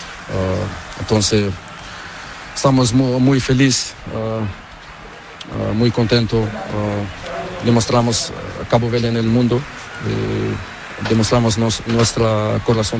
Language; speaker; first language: Spanish; non-native, learner; Portuguese